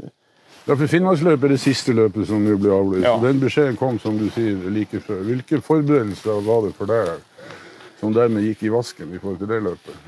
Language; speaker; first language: Norwegian; native; Norwegian